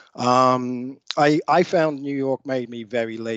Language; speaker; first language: English; native; English